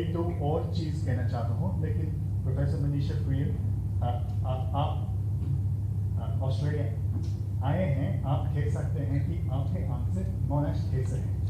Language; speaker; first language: Hindi; non-native, fluent; English